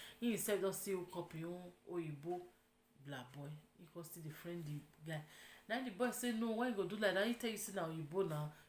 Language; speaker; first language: Nigerian Pidgin; non-native, local second language; Yoruba